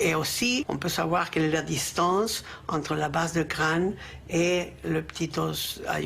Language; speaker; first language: French; non-native, fluent; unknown